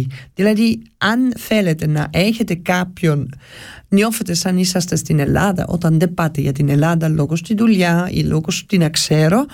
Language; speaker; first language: Greek; early bilingual, heritage; Greek